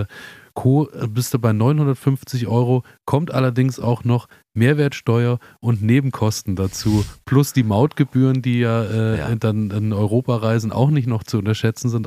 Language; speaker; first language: German; native; German